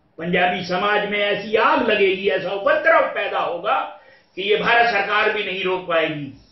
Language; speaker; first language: Hindi; native; Hindi